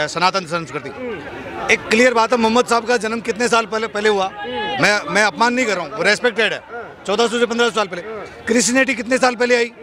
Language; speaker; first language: Hindi; native; Hindi